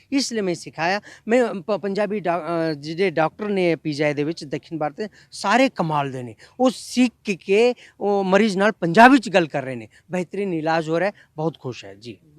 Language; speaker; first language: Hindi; non-native, local second language; Kannada